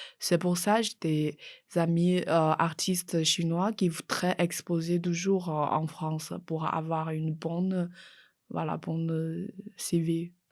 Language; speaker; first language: French; non-native, fluent; Chinese